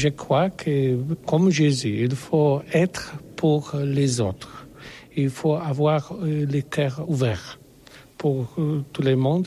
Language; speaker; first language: French; non-native, learner; Polish